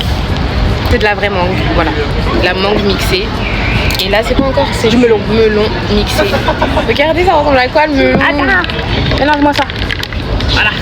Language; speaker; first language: French; native; French